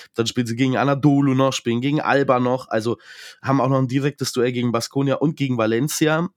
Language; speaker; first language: German; native; German